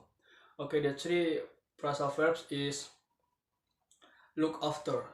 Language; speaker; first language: English; non-native, learner; Indonesian